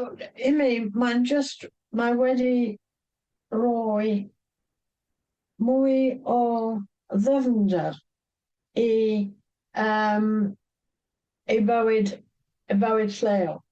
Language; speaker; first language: Welsh; non-native, fluent; English